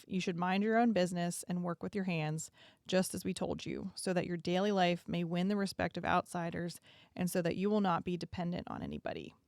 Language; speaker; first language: English; native; English